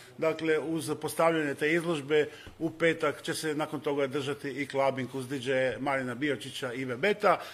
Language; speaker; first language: Croatian; native; Croatian